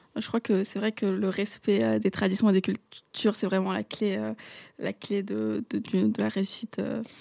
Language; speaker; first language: French; non-native, local second language; Arabic